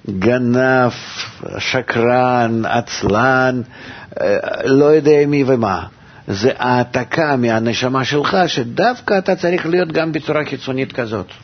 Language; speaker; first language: Hebrew; non-native, fluent; Russian